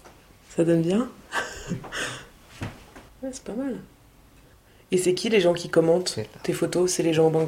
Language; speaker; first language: French; native; French